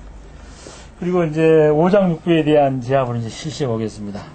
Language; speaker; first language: Korean; native; Korean